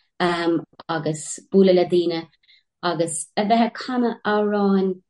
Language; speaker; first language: Irish; native; Irish